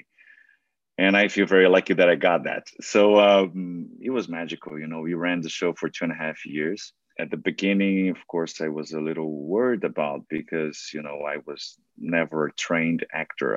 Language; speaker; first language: English; non-native, fluent; Portuguese